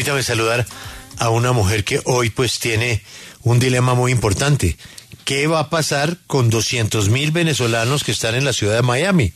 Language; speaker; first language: Spanish; native; Spanish